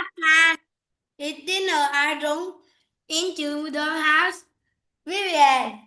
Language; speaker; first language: English; non-native, learner; Vietnamese